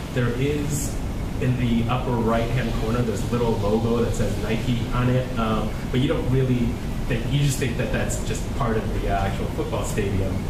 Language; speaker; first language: English; native; English